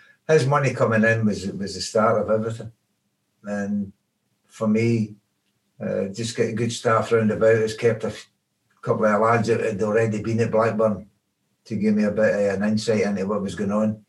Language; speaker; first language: English; native; English